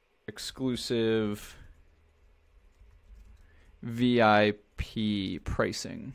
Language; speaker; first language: English; native; English